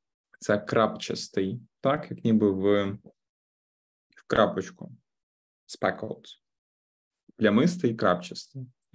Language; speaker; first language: Ukrainian; native; Ukrainian